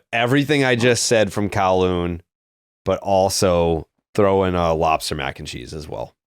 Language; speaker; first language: English; native; English